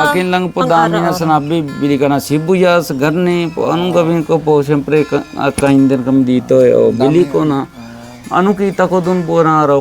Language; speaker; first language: Filipino; non-native, learner; Punjabi